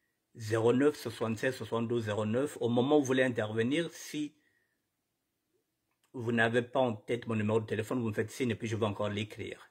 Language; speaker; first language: French; non-native, local second language; Lingala